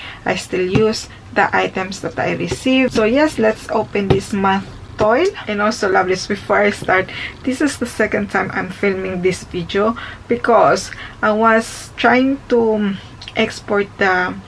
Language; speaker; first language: English; non-native, fluent; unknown